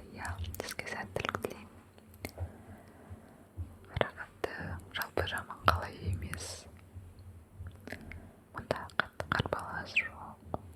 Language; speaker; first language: Kazakh; non-native, local second language; Russian